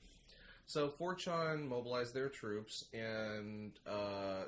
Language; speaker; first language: English; native; English